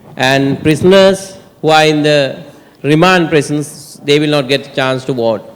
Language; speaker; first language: English; non-native, local second language; Sinhala